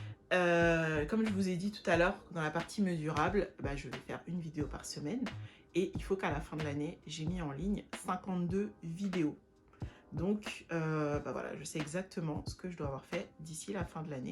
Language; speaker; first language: French; native; French